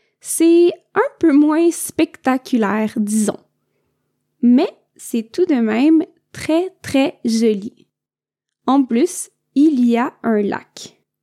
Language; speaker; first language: French; native; French